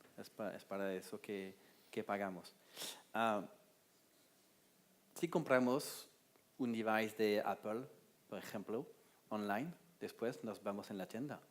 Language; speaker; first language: Spanish; non-native, fluent; French